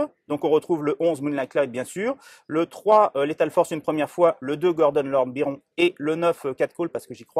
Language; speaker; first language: French; native; French